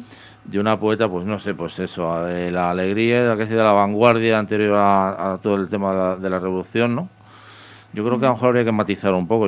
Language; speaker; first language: Spanish; native; Spanish